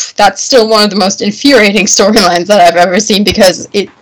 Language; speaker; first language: English; non-native, fluent; German